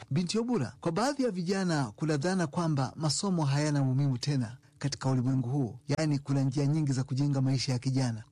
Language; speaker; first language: Swahili; non-native, local second language; Ganda